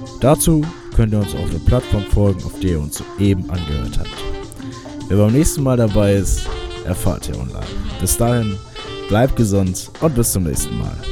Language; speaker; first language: German; native; German